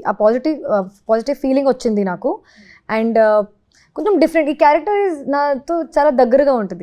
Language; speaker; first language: Telugu; non-native, local second language; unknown